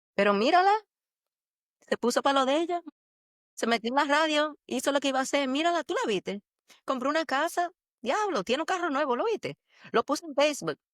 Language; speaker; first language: Spanish; early bilingual, heritage; Spanish